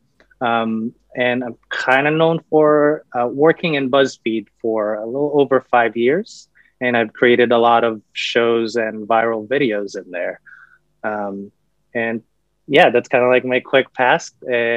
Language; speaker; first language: English; native; English